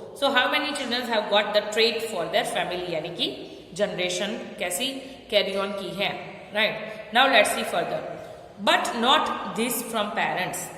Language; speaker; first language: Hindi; non-native, local second language; Gujarati